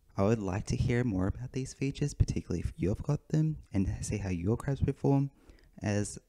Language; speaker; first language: English; native; English